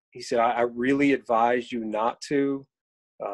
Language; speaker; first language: English; native; English